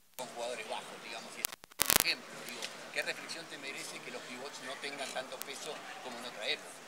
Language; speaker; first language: Spanish; native; Spanish